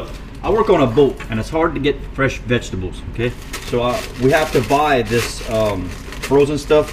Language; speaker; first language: English; native; English